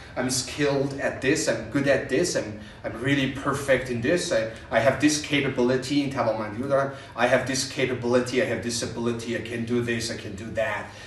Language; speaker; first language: English; non-native, fluent; Persian